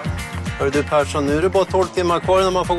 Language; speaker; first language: Swedish; native; Swedish